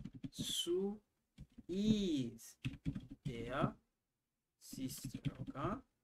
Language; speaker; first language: English; non-native, fluent; Lingala